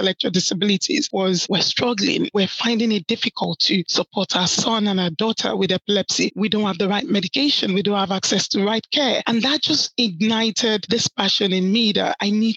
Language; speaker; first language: English; non-native, local second language; Yoruba